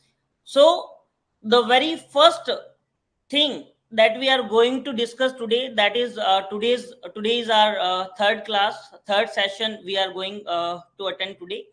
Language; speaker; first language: English; non-native, local second language; Hindi